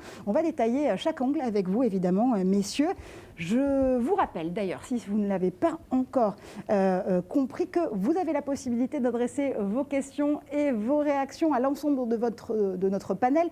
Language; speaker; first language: French; native; French